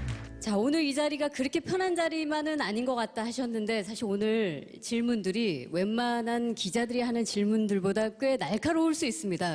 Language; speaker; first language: Korean; native; Korean